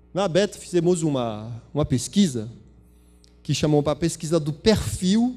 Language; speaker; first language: Portuguese; non-native, fluent; French